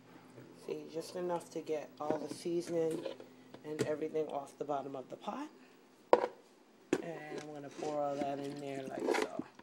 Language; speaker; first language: English; native; English